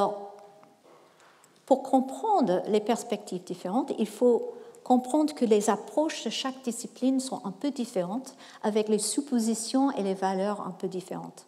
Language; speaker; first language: French; non-native, fluent; English